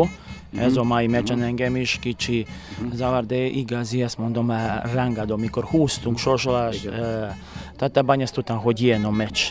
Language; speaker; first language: Hungarian; non-native, learner; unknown